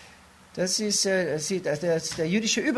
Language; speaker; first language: German; native; German